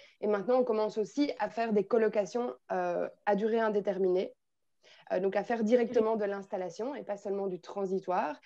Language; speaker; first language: French; native; French